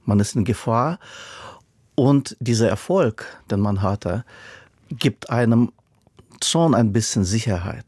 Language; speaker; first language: German; non-native, fluent; Russian